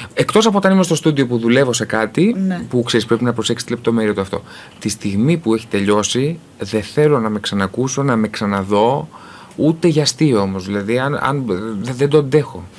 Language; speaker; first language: Greek; early bilingual, heritage; Greek